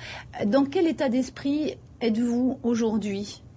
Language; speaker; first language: French; native; French